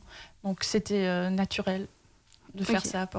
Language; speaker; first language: French; early bilingual, heritage; Danish